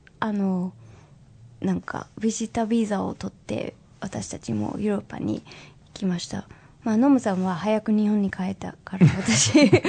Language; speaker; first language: Japanese; non-native, fluent; English